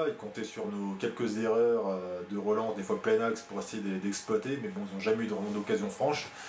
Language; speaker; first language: French; native; French